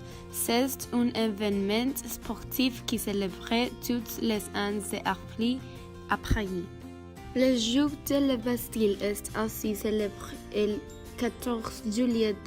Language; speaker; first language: French; non-native, learner; Spanish